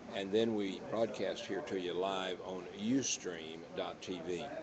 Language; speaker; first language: English; native; English